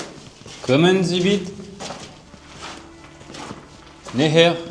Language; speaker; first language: German; non-native, learner; French